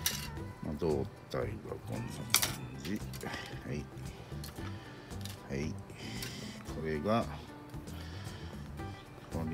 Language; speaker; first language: Japanese; native; Japanese